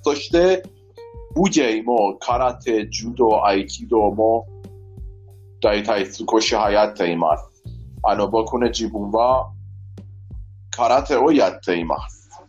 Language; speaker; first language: Japanese; non-native, learner; Persian